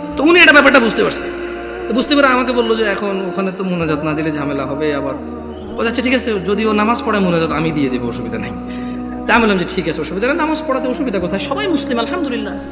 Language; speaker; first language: Bangla; early bilingual, heritage; Bangla